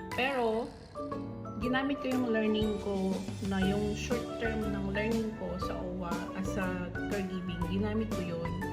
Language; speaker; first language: Filipino; non-native, local second language; Cebuano